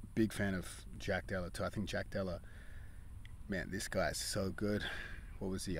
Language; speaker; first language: English; native; English